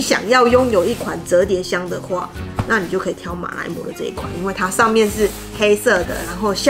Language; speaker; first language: Chinese; native; Chinese